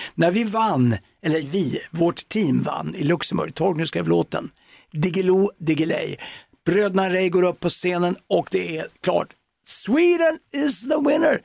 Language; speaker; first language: Swedish; native; Swedish